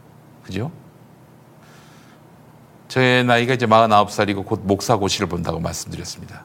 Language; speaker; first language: Korean; native; Korean